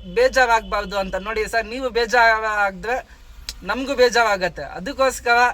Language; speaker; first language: Kannada; non-native, local second language; Hindi